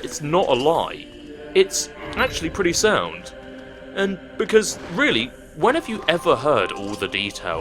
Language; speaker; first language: English; native; English